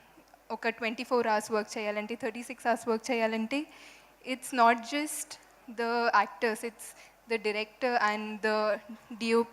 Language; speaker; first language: Telugu; non-native, local second language; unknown